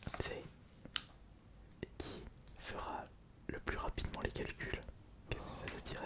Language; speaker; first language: French; native; French